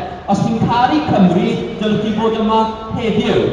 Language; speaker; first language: Welsh; native; Welsh